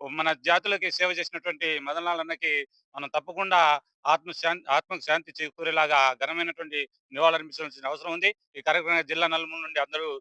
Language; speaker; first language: Telugu; non-native, local second language; Lambadi